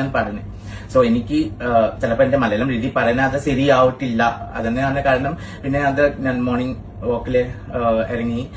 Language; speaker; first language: Malayalam; non-native, fluent; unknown